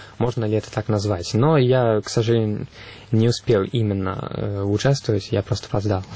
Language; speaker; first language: Russian; non-native, fluent; Italian